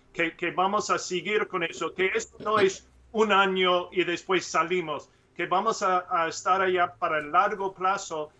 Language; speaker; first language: Spanish; non-native, learner; English